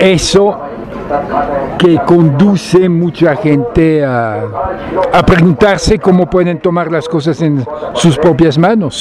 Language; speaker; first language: Spanish; non-native, fluent; French